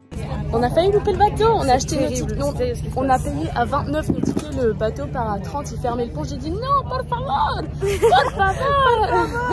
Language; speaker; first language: French; native; French